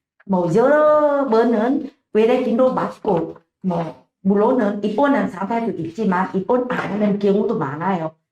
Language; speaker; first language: Korean; non-native, learner; Vietnamese